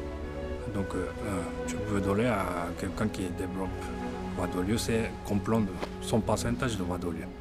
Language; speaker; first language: French; non-native, learner; Japanese